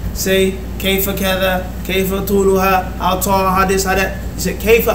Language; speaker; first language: Arabic; non-native, fluent; English